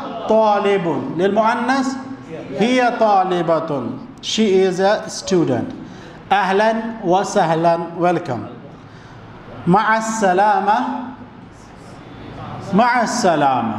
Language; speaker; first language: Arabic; non-native, fluent; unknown